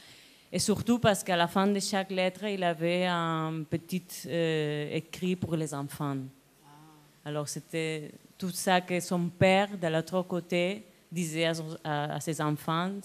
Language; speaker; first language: French; non-native, learner; Spanish